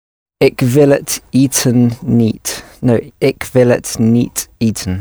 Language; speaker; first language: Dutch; non-native, learner; English